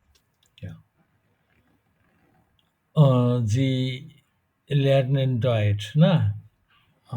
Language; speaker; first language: German; non-native, fluent; Bangla